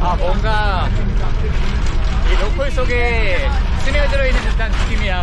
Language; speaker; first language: Korean; native; Korean